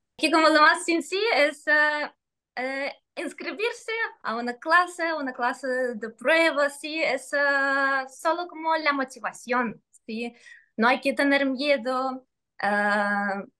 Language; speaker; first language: Spanish; non-native, fluent; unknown